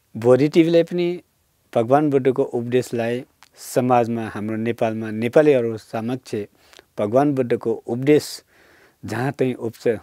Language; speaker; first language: Nepali; non-native, local second language; Newari